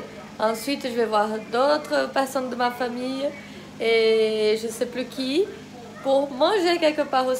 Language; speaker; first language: French; non-native, fluent; Portuguese